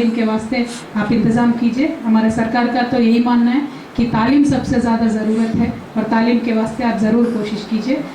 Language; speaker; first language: Hindi; non-native, local second language; Telugu